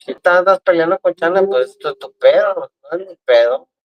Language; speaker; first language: Spanish; early bilingual, other home language; English